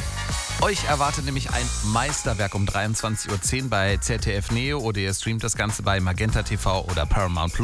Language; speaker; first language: German; native; German